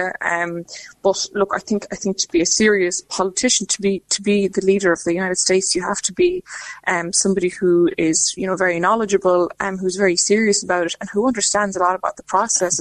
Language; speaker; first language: English; non-native, fluent; Lithuanian